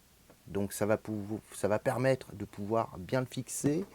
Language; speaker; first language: French; native; French